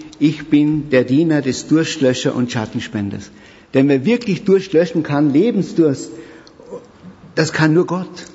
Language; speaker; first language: German; native; German